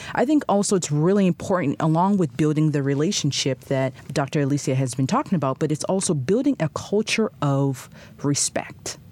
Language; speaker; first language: English; native; English